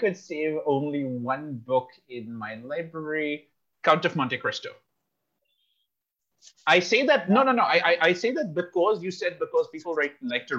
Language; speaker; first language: English; non-native, local second language; Bangla